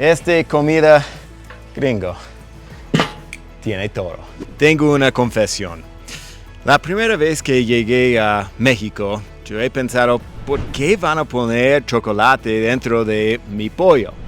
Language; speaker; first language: Spanish; non-native, fluent; English